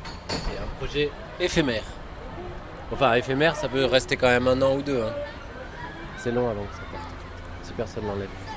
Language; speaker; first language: French; native; French